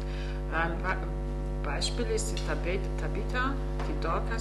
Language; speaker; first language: German; non-native, fluent; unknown